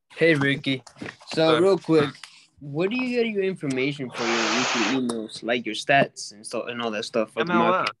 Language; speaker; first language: English; native; English